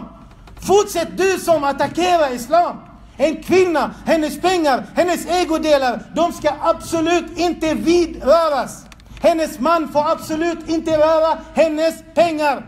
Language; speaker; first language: Swedish; non-native, fluent; Arabic